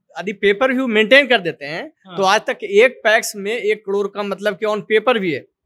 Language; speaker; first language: Hindi; native; Hindi